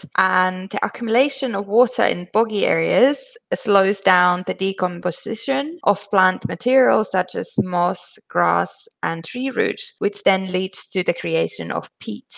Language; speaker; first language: English; non-native, fluent; Finnish